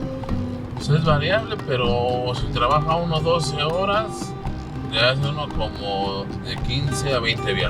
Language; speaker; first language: Spanish; native; Spanish